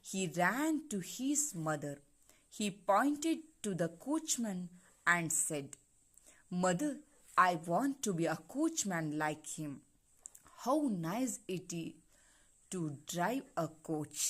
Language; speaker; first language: English; non-native, local second language; Kannada